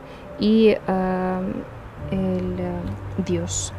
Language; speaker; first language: Spanish; non-native, learner; Ukrainian